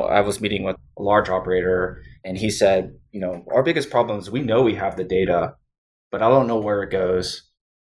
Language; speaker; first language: English; native; English